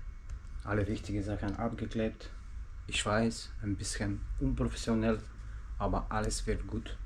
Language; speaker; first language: German; non-native, learner; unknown